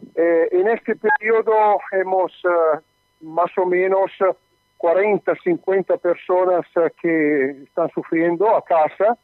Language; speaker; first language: Spanish; non-native, learner; Italian